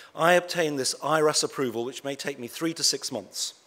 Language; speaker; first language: English; native; English